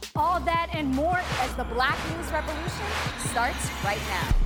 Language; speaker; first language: English; non-native, fluent; Somali